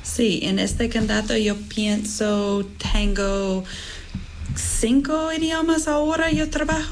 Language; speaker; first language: Spanish; non-native, learner; English